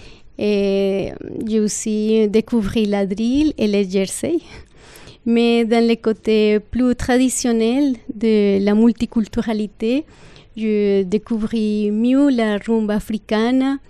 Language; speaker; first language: French; non-native, fluent; Spanish